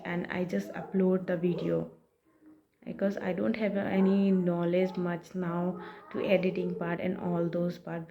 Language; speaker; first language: English; non-native, learner; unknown